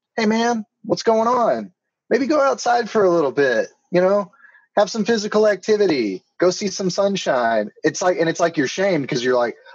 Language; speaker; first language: English; native; English